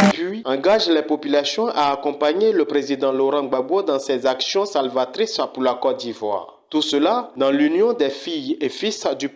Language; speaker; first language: French; native; French